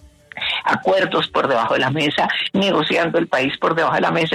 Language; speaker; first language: Spanish; native; Spanish